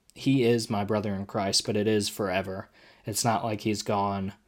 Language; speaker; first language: English; native; English